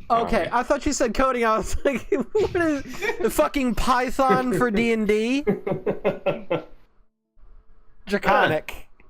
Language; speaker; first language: English; native; English